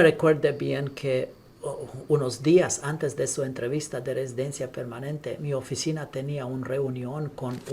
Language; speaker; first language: Spanish; non-native, learner; English